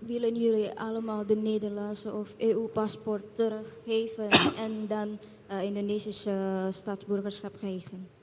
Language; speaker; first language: Dutch; non-native, learner; Indonesian